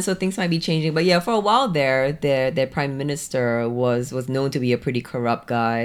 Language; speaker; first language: English; native; English